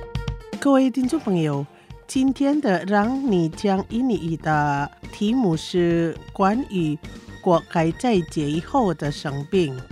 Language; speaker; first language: Chinese; non-native, local second language; Indonesian